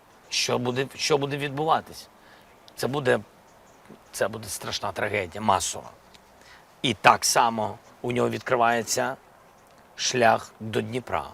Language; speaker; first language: Ukrainian; non-native, local second language; Russian